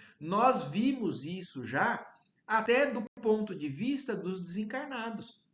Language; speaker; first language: Portuguese; native; Portuguese